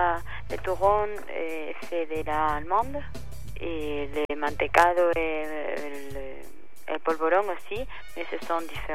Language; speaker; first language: French; non-native, fluent; Spanish